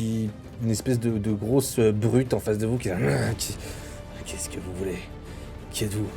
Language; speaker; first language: French; native; French